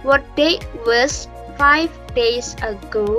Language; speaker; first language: English; non-native, learner; Indonesian